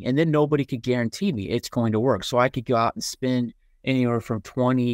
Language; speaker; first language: English; native; English